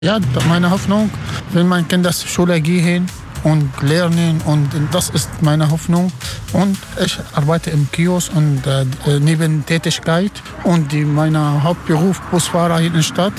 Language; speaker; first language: German; non-native, learner; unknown